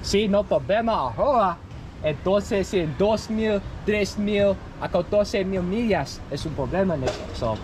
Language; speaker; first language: Spanish; non-native, learner; English